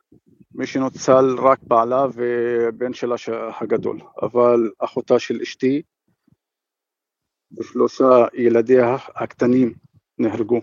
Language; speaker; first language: Hebrew; non-native, fluent; Arabic